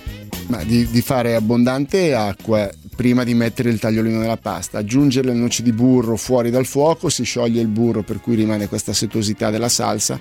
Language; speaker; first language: Italian; native; Italian